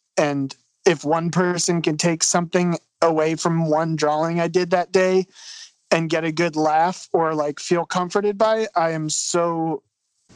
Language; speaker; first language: English; native; English